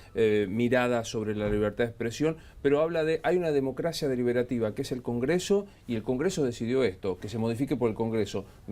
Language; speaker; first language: Spanish; native; Spanish